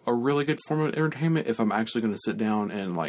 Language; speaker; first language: English; native; English